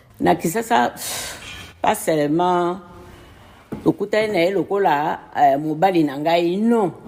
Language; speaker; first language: Lingala; non-native, local second language; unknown